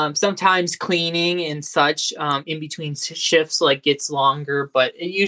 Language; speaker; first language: English; native; English